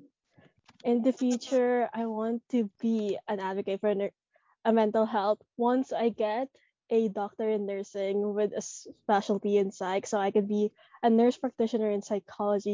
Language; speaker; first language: English; non-native, local second language; Filipino